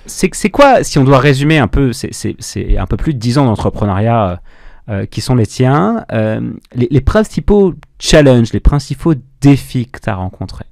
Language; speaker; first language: French; native; French